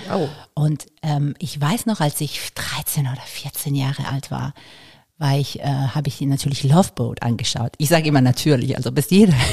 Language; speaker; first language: German; non-native, fluent; Italian